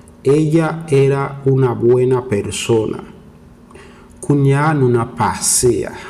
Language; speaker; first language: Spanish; non-native, fluent; Haitian Creole